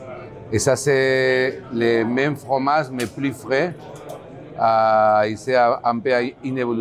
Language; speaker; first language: French; non-native, learner; Basque